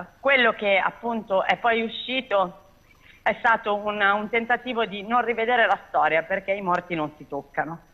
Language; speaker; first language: Italian; early bilingual, other home language; Tigrinya